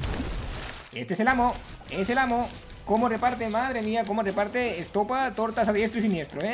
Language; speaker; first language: Spanish; native; Spanish